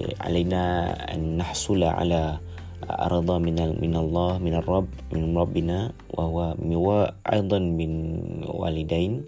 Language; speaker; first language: Arabic; non-native, learner; Malay